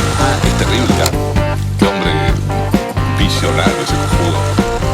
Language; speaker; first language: Spanish; native; Spanish